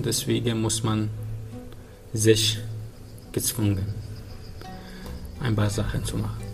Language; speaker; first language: German; non-native, learner; Arabic